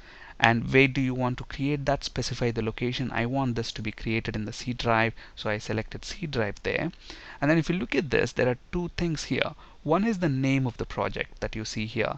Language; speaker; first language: English; non-native, local second language; Telugu